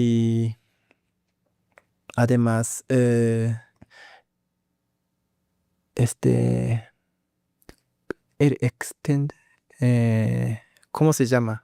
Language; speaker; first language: Spanish; non-native, learner; Japanese